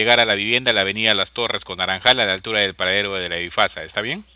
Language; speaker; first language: Spanish; native; Spanish